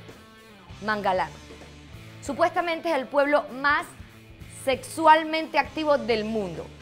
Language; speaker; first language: Spanish; native; Spanish